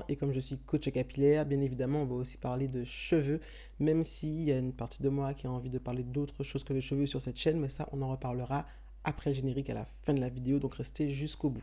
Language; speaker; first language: French; native; French